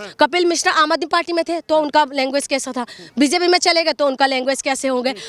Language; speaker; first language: Hindi; non-native, local second language; Assamese